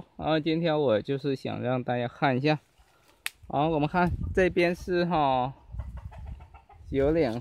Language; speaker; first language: Chinese; early bilingual, heritage; Chinese